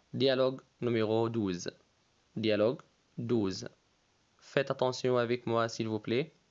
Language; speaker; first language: French; non-native, fluent; Arabic